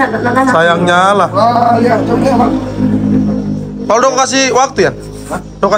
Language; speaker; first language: Malay; native; Malay